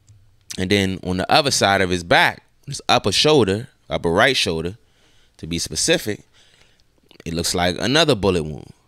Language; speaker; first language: English; native; English